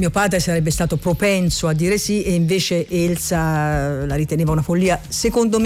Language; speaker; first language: Italian; native; Italian